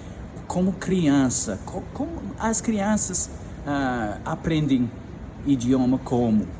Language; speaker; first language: Portuguese; non-native, fluent; English